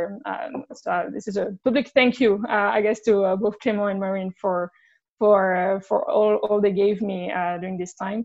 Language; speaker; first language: English; non-native, fluent; French